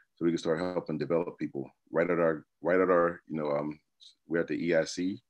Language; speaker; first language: English; native; English